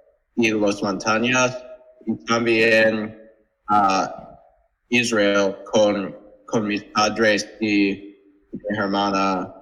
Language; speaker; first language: Spanish; non-native, learner; English